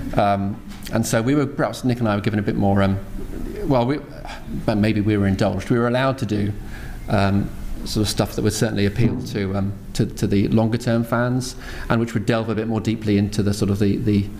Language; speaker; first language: English; native; English